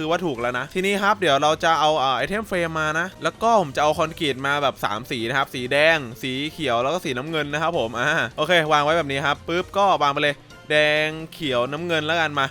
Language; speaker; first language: Thai; native; Thai